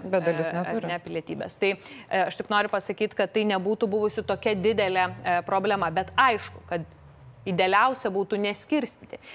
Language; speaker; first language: Lithuanian; native; Lithuanian